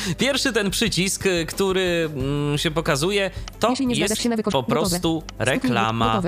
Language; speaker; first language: Polish; native; Polish